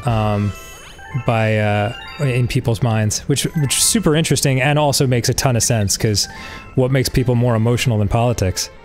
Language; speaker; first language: English; native; English